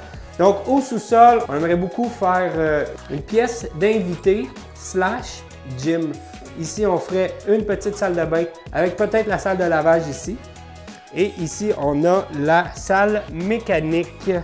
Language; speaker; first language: French; native; French